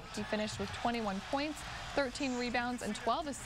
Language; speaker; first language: English; native; English